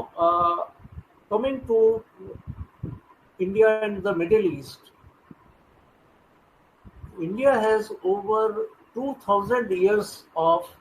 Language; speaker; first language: English; non-native, local second language; Hindi